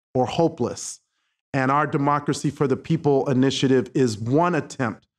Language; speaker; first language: English; native; English